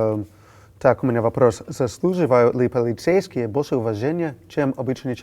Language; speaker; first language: Russian; non-native, fluent; English